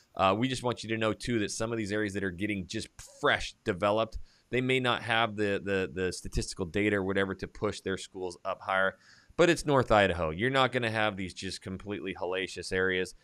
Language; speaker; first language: English; native; English